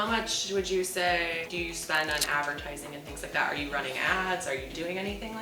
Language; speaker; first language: English; native; English